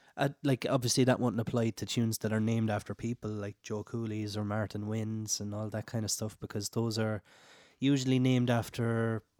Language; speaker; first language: English; native; English